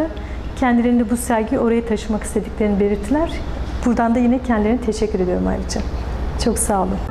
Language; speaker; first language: Turkish; native; Turkish